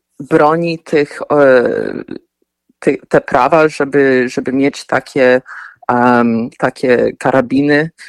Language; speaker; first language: Polish; early bilingual, heritage; Polish